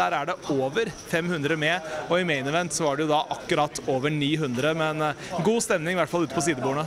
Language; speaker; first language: Norwegian; native; Norwegian